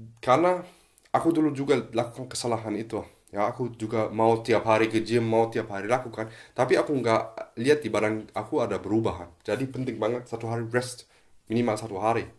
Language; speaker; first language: Indonesian; non-native, fluent; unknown